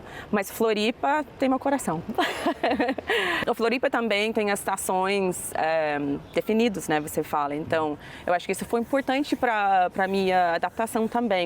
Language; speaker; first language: Portuguese; non-native, fluent; English